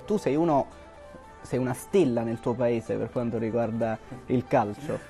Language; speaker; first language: Italian; native; Italian